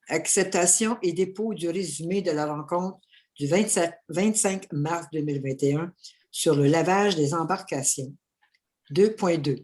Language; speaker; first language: French; native; French